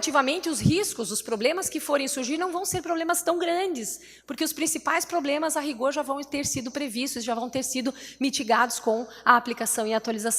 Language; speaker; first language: Portuguese; native; Portuguese